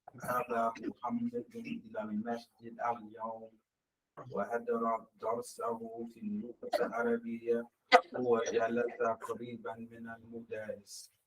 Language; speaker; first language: Arabic; non-native, learner; English